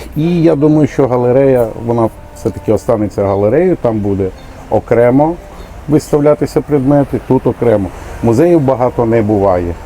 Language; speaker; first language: Ukrainian; native; Ukrainian